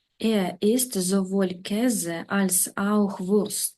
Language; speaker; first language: German; non-native, fluent; Ukrainian